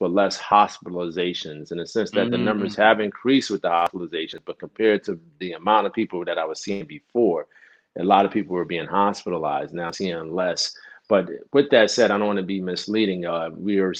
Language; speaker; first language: English; native; English